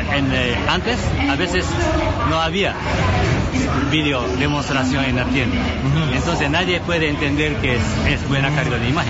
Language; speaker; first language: Spanish; non-native, learner; Japanese